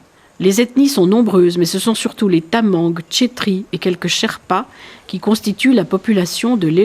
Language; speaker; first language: French; native; French